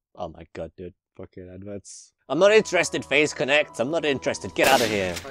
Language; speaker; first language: English; native; English